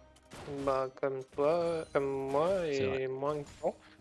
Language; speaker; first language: French; native; French